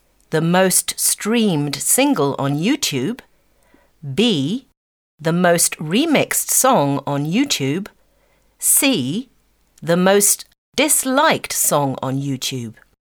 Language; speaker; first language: English; native; English